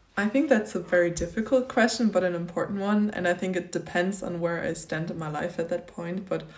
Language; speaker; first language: English; non-native, fluent; German